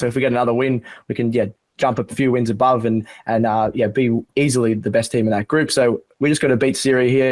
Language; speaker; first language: English; native; English